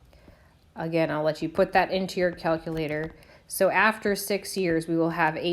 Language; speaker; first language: English; native; English